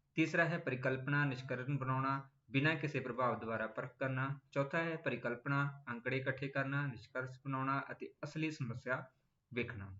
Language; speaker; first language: Hindi; non-native, local second language; Punjabi